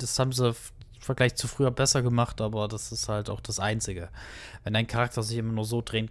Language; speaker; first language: German; native; German